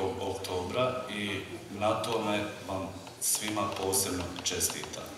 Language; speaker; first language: Croatian; native; Croatian